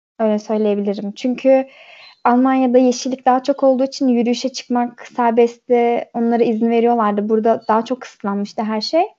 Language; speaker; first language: Turkish; early bilingual, heritage; Turkish